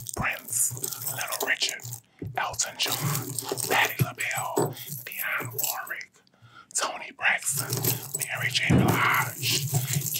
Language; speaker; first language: English; native; English